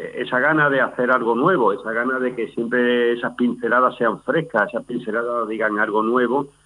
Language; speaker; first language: Spanish; native; Spanish